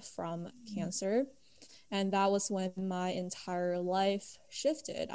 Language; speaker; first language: English; early bilingual, other home language; Chinese